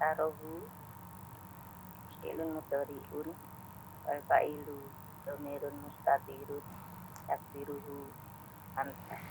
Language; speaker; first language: Arabic; non-native, learner; Indonesian